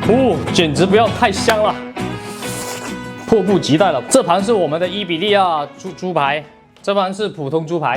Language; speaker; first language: Chinese; native; Chinese